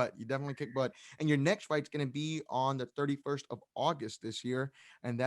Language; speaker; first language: English; native; English